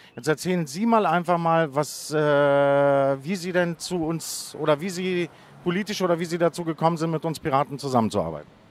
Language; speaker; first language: German; early bilingual, other home language; Greek